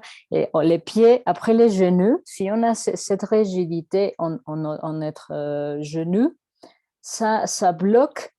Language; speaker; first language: French; non-native, learner; Spanish